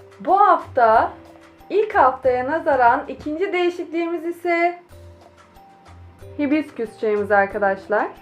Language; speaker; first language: Turkish; native; Turkish